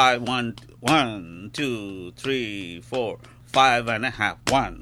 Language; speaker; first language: English; non-native, local second language; Bangla